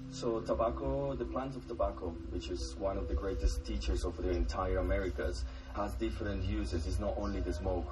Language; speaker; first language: English; non-native, fluent; Spanish